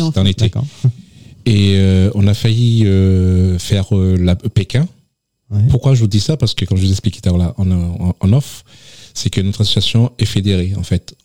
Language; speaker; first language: French; native; French